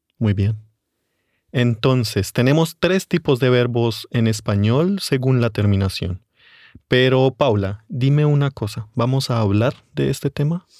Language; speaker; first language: Spanish; native; Spanish